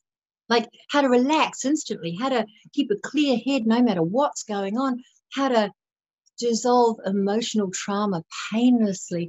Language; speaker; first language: English; native; English